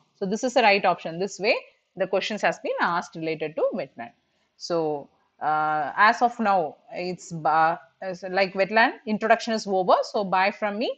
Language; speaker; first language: English; non-native, local second language; Tamil